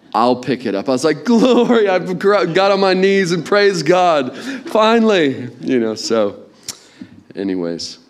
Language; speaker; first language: English; native; English